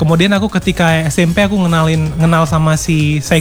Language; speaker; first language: Indonesian; native; Indonesian